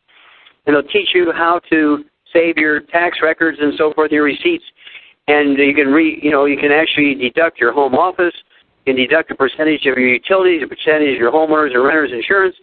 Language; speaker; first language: English; native; English